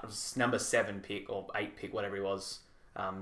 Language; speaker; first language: English; native; English